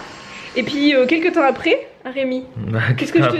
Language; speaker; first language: French; native; French